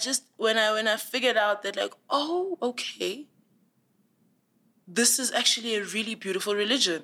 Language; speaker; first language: English; non-native, local second language; Zulu